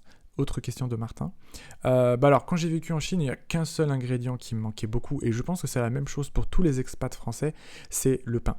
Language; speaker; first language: French; native; French